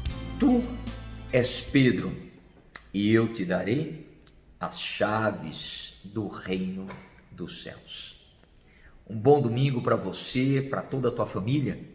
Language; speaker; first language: Portuguese; native; Portuguese